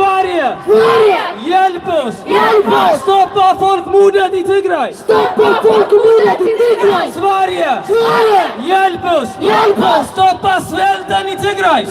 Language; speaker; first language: Swedish; early bilingual, other home language; Tigrinya